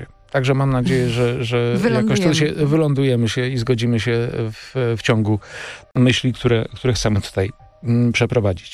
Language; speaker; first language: Polish; native; Polish